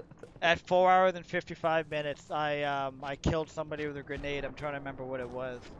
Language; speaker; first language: English; native; English